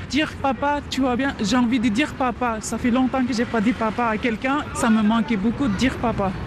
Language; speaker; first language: French; non-native, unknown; Uyghur